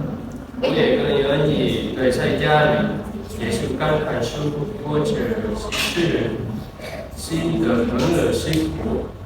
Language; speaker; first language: Chinese; non-native, learner; Indonesian